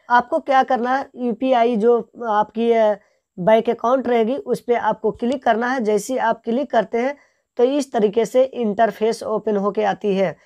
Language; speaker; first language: Hindi; native; Hindi